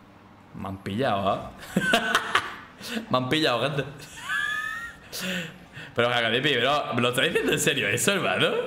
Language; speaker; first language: Spanish; native; Spanish